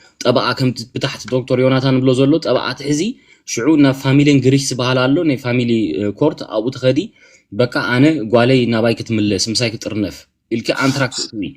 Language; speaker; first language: Tigrinya; early bilingual, heritage; Tigrinya